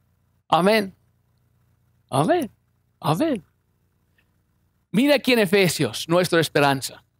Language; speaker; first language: Spanish; non-native, fluent; English